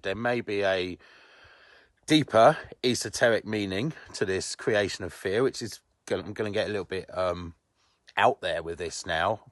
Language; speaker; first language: English; native; English